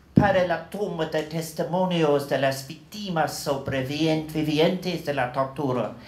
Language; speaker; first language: Spanish; non-native, learner; English